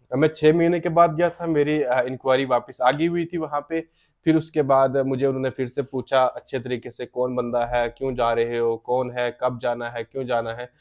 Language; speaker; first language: Hindi; native; Hindi